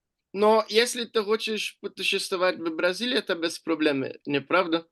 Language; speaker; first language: Russian; non-native, learner; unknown